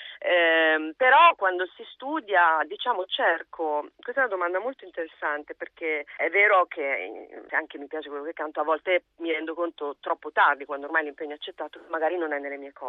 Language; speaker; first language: Italian; native; Italian